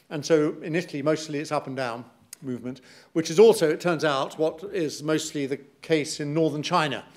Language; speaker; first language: English; native; English